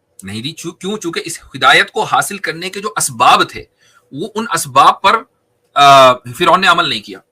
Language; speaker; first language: Urdu; native; Urdu